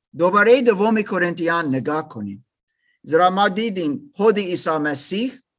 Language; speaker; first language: Persian; non-native, learner; English